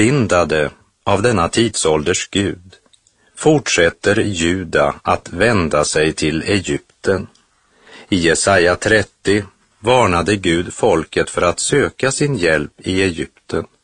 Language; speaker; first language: Swedish; native; Swedish